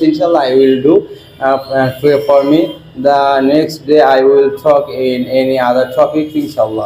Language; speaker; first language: English; non-native, learner; Bangla